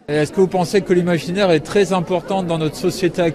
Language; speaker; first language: French; native; French